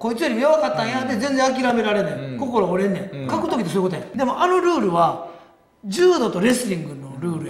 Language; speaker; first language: Japanese; native; Japanese